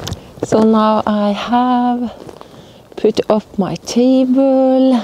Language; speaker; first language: English; non-native, learner; Norwegian